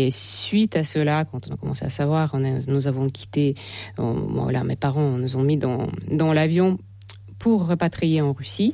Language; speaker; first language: French; non-native, fluent; Russian